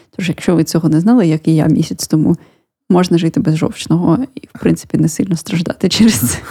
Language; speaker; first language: Ukrainian; native; Ukrainian